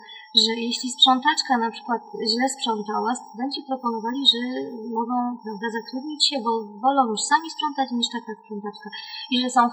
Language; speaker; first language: Polish; native; Polish